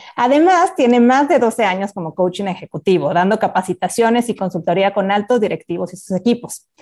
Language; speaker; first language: Spanish; native; Spanish